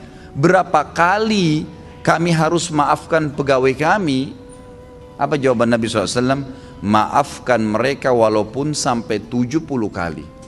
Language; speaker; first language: Indonesian; native; Indonesian